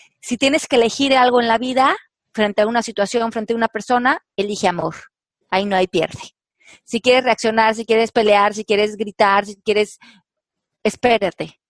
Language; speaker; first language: Spanish; native; Spanish